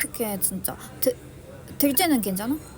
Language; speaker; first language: Korean; non-native, learner; Japanese